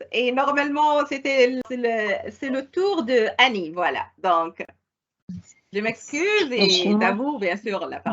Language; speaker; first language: French; non-native, local second language; Arabic